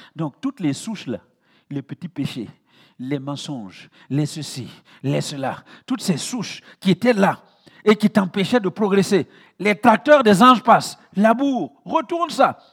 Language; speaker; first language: French; non-native, local second language; Mossi